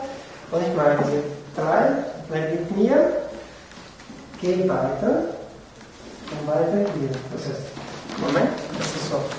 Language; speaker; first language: German; non-native, fluent; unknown